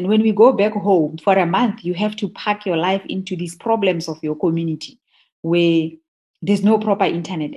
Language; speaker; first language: English; non-native, local second language; Tswana